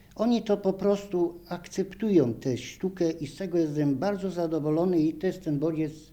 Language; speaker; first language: Polish; native; Polish